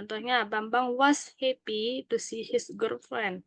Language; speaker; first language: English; non-native, learner; Indonesian